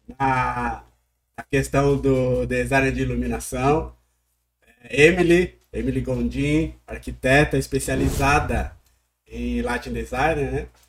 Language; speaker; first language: Portuguese; native; Portuguese